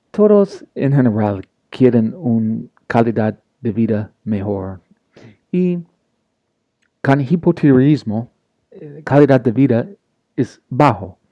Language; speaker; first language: Spanish; non-native, learner; English